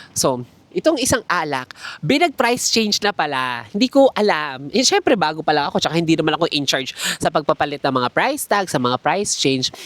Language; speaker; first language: Filipino; native; Filipino